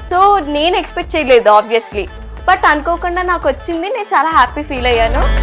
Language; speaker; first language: Telugu; native; Telugu